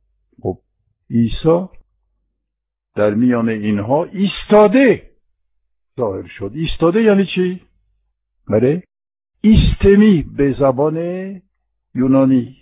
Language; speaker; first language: Persian; non-native, fluent; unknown